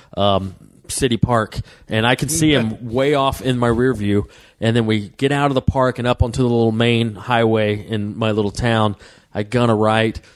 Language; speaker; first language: English; native; English